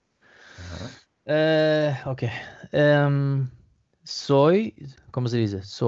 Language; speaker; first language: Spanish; non-native, learner; Swedish